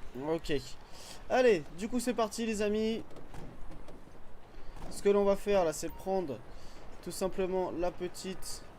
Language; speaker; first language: French; native; French